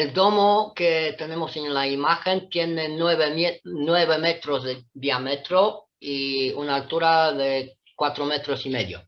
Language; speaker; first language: Spanish; non-native, fluent; Italian